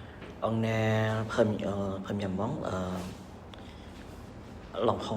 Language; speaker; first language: French; non-native, learner; Khmer